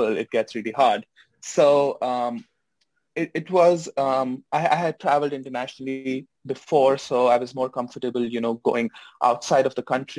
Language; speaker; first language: English; non-native, local second language; Hindi